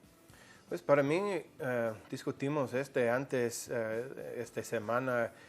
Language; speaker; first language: Spanish; non-native, fluent; English